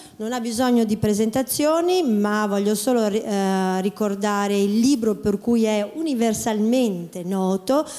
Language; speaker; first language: Italian; native; Italian